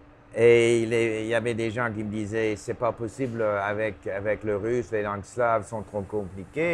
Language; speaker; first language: French; non-native, local second language; English